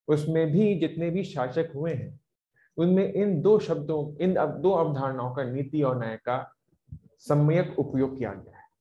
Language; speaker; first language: Hindi; native; Hindi